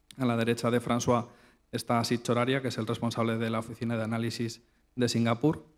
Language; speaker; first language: Spanish; native; Spanish